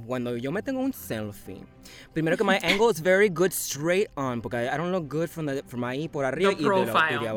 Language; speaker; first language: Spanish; early bilingual, heritage; Spanish